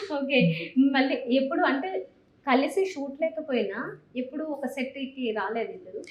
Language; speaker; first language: Telugu; native; Telugu